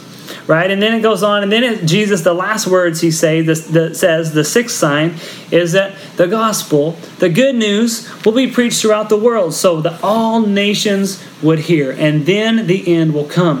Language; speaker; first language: English; native; English